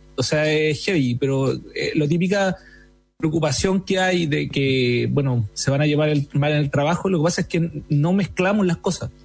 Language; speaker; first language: Spanish; native; Spanish